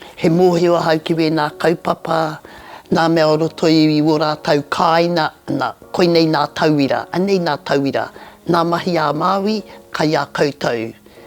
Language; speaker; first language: Māori; native; Māori